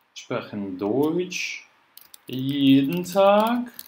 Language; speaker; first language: German; non-native, fluent; Russian